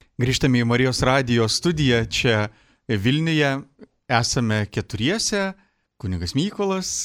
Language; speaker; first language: Lithuanian; native; Lithuanian